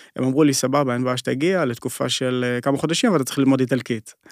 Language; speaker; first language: Hebrew; native; Hebrew